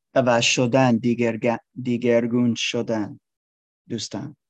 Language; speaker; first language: Persian; non-native, learner; English